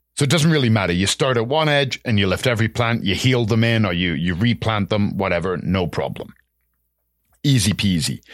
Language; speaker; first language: English; native; English